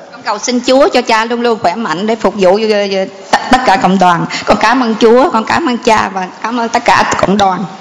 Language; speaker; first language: Vietnamese; native; Vietnamese